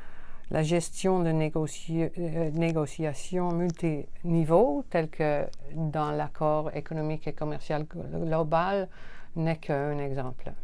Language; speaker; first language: French; non-native, fluent; Dutch